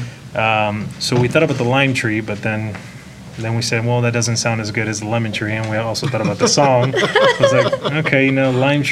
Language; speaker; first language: English; non-native, fluent; Spanish